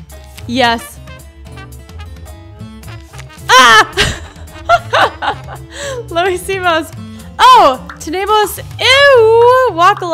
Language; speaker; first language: Spanish; non-native, learner; English